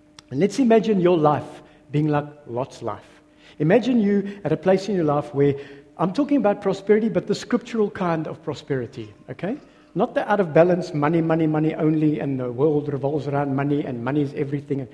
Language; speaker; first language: English; non-native, local second language; Afrikaans